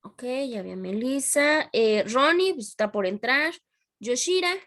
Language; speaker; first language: Spanish; native; Spanish